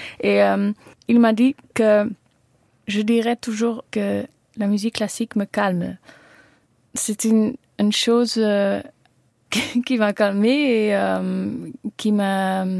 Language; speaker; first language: French; non-native, learner; Dutch